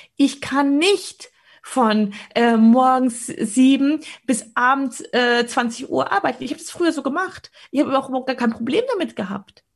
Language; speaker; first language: German; early bilingual, other home language; Polish